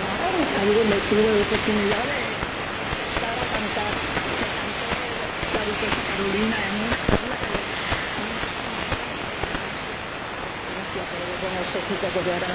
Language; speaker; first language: Spanish; native; Spanish